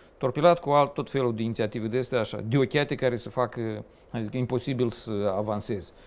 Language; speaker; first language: Romanian; native; Romanian